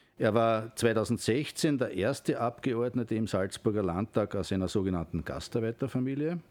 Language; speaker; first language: German; native; German